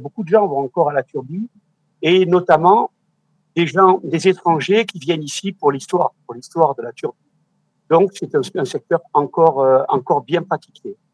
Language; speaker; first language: French; native; French